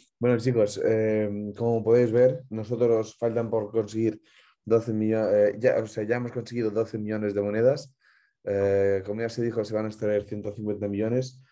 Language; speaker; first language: Spanish; non-native, fluent; Ukrainian